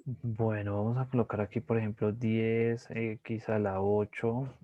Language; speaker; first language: Spanish; native; Spanish